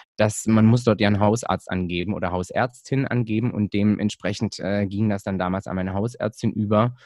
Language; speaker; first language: German; native; German